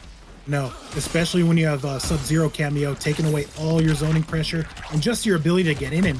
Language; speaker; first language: English; native; English